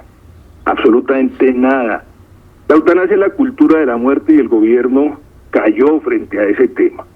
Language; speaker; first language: Spanish; native; Spanish